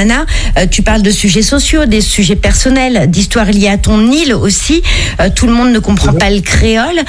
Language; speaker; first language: French; native; French